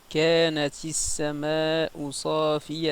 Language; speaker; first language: Arabic; non-native, fluent; French